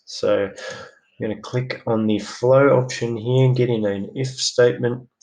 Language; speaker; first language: English; native; English